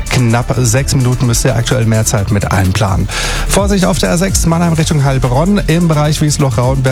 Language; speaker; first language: German; native; German